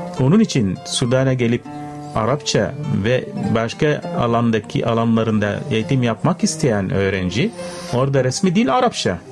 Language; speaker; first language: Turkish; non-native, fluent; Arabic